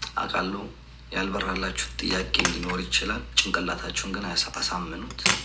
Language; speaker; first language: Amharic; non-native, local second language; Tigrinya